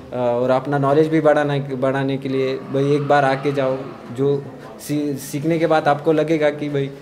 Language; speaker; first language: Hindi; non-native, local second language; Marathi